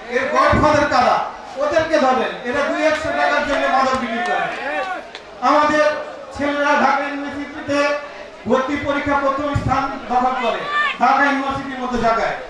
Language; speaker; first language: Bangla; non-native, local second language; Urdu